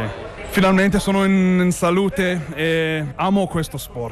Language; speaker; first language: Italian; non-native, fluent; English